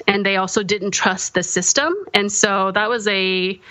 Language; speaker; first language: English; early bilingual, other home language; Korean